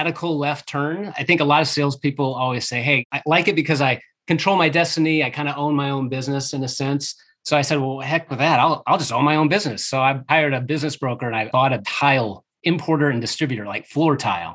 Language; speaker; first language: English; native; English